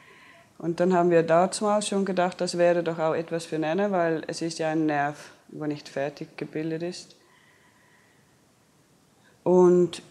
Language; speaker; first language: German; non-native, fluent; Danish